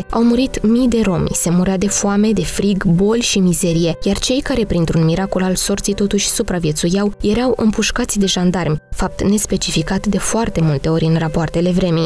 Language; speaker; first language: Romanian; native; Romanian